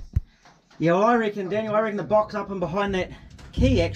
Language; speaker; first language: English; native; English